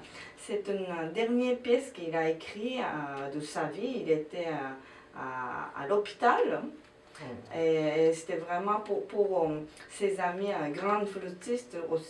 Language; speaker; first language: French; non-native, fluent; Japanese